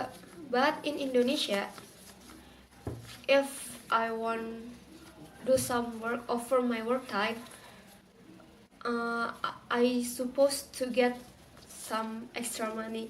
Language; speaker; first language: English; non-native, learner; Indonesian